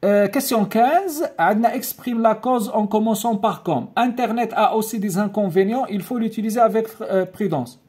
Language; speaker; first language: French; non-native, local second language; Arabic